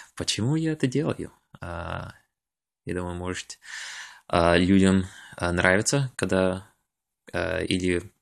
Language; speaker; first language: Russian; early bilingual, other home language; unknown